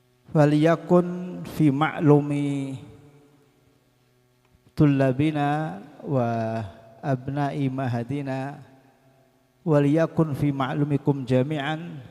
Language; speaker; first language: Arabic; non-native, fluent; Indonesian